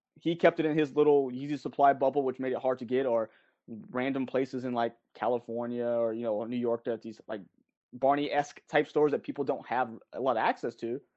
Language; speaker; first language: English; native; English